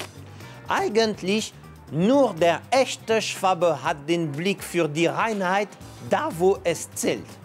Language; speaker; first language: German; non-native, fluent; French